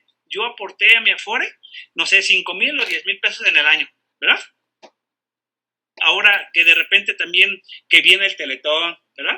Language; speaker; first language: Spanish; native; Spanish